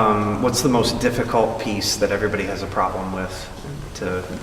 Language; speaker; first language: English; native; English